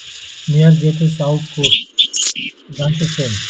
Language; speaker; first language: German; non-native, fluent; Bangla